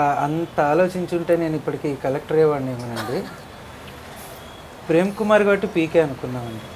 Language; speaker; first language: Telugu; native; Telugu